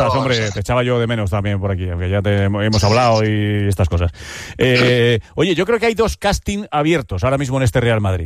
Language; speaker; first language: Spanish; native; Spanish